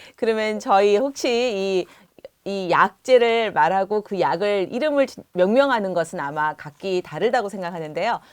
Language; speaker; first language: Korean; native; Korean